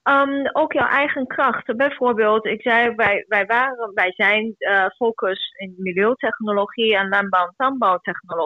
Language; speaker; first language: Dutch; non-native, fluent; Chinese